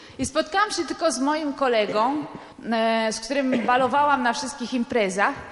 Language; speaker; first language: Polish; non-native, fluent; Italian